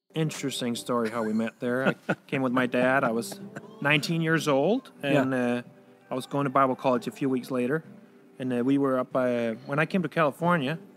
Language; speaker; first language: English; non-native, fluent; Danish